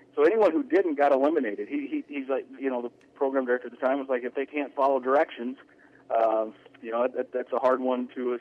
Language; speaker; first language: English; native; English